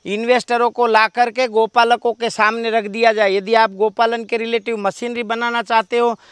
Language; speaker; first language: Hindi; non-native, local second language; Gujarati